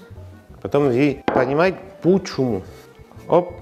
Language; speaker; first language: Russian; non-native, learner; French